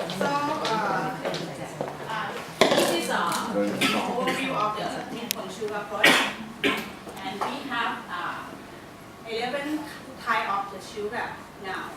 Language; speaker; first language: English; non-native, learner; Thai